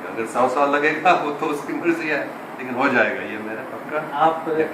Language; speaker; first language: Hindi; non-native, local second language; English